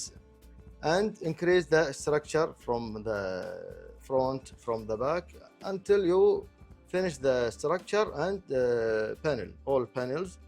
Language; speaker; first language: English; non-native, local second language; Arabic